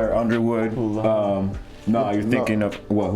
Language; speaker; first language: English; native; English